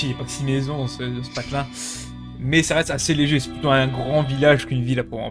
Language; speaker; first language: French; native; French